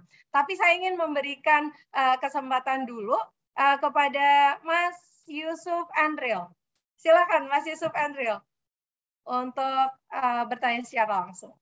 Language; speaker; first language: Indonesian; native; Indonesian